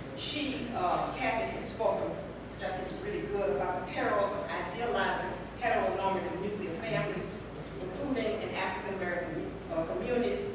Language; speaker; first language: English; native; English